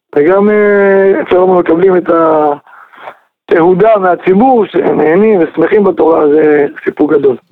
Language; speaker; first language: Hebrew; native; Hebrew